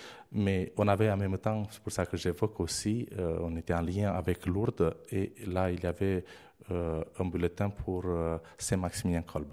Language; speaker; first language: French; non-native, fluent; Romanian